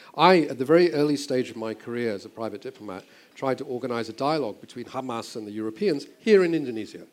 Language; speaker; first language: English; native; English